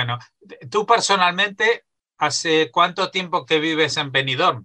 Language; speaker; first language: Spanish; native; Spanish